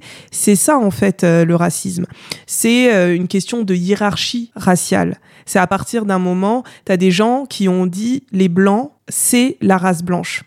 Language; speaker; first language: French; native; French